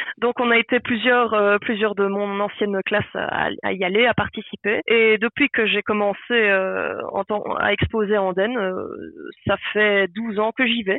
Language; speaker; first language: French; native; French